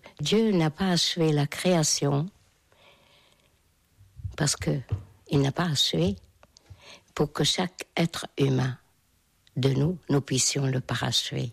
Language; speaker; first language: French; non-native, fluent; Hungarian